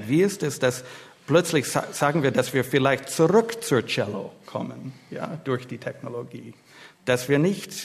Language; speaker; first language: German; non-native, fluent; English